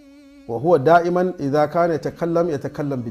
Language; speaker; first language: Arabic; non-native, fluent; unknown